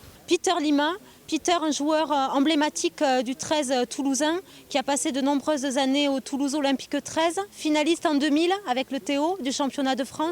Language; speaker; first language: French; native; French